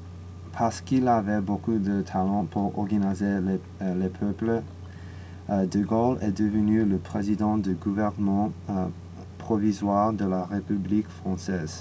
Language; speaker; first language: French; non-native, learner; English